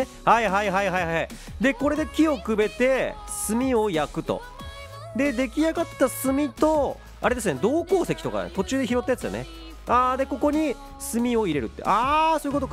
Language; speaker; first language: Japanese; native; Japanese